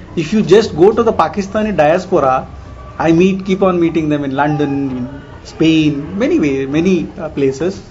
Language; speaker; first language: English; non-native, local second language; Kannada